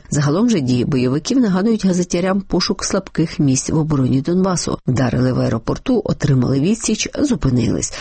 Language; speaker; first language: Ukrainian; native; Ukrainian